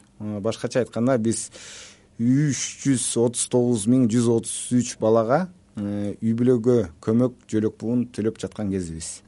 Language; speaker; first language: Kyrgyz; native; Kyrgyz